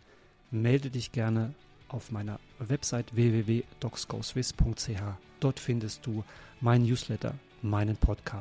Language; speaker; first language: German; native; German